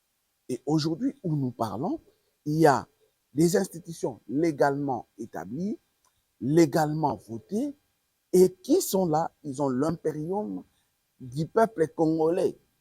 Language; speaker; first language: French; non-native, local second language; Lingala